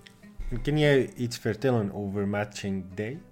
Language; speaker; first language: Dutch; non-native, learner; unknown